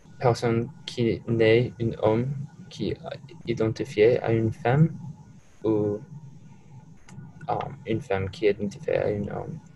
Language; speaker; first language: French; non-native, learner; English